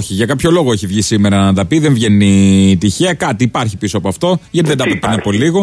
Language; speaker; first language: Greek; native; Greek